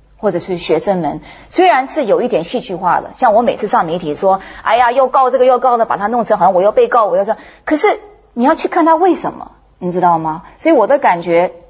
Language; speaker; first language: Chinese; early bilingual, heritage; English